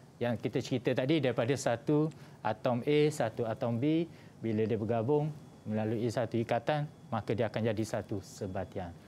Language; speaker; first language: Malay; native; Malay